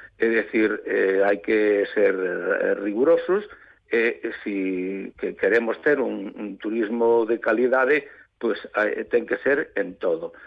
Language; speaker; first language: Galician; native; Galician